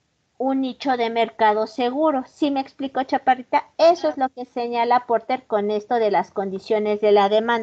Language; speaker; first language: Spanish; native; Spanish